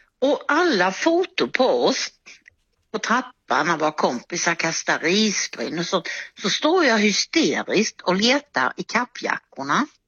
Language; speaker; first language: Swedish; native; Swedish